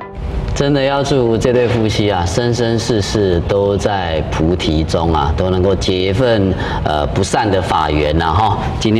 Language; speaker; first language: Chinese; native; Chinese